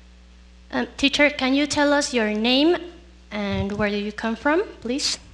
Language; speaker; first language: English; non-native, fluent; Spanish